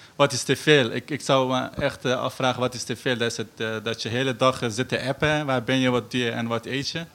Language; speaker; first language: Dutch; non-native, fluent; Persian